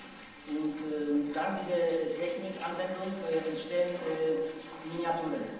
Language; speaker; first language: German; non-native, learner; Czech